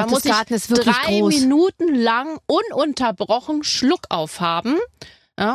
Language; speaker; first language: German; native; German